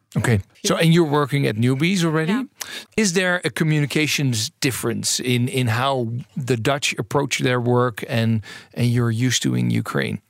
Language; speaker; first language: English; non-native, fluent; Dutch